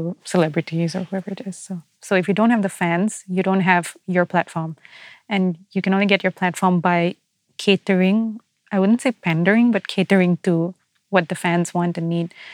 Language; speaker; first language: English; native; English